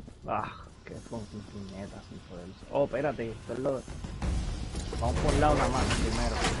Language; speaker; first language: Spanish; native; Spanish